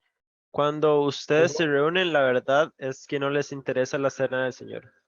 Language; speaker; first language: Spanish; non-native, fluent; English